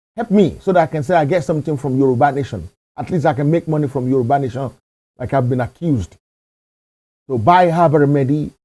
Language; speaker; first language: English; non-native, local second language; Yoruba